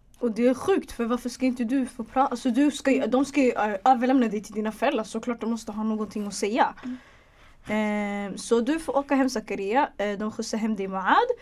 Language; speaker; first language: Swedish; early bilingual, other home language; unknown